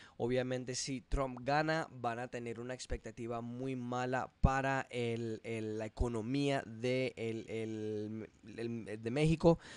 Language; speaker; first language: Spanish; early bilingual, heritage; English